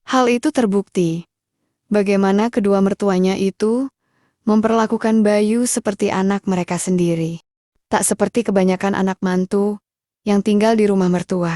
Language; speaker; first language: Indonesian; native; Indonesian